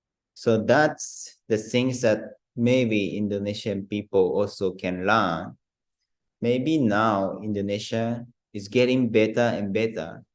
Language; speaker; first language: English; non-native, learner; Japanese